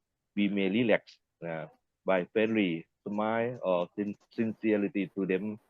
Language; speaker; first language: English; non-native, learner; Thai